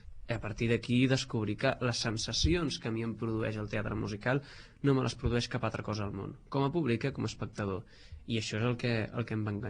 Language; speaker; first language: Catalan; native; Catalan